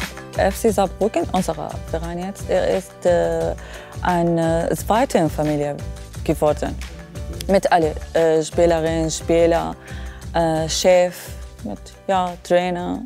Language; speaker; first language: German; non-native, learner; Arabic